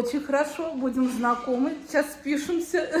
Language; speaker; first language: Russian; native; Russian